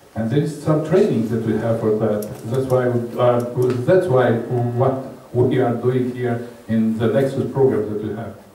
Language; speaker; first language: English; non-native, fluent; Romanian